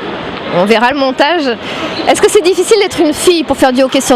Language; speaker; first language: French; native; French